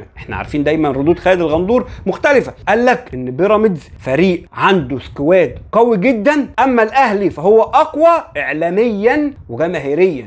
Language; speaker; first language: Arabic; native; Arabic